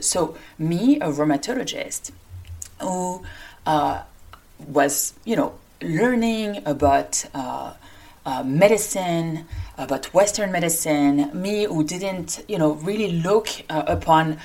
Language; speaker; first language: English; non-native, fluent; French